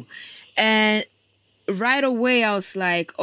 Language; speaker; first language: English; non-native, fluent; Kikuyu